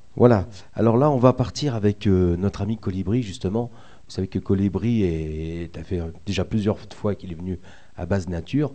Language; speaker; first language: French; native; French